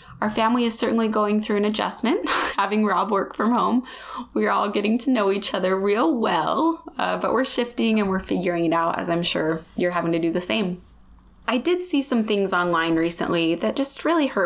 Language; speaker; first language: English; native; English